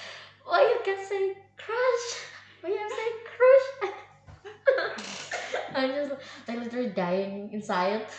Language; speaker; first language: English; non-native, learner; Indonesian